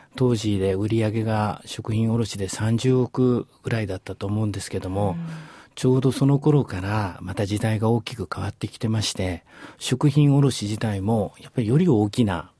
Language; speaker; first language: Japanese; native; Japanese